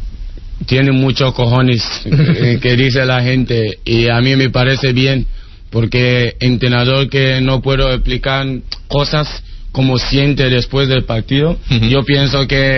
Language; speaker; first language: Spanish; non-native, learner; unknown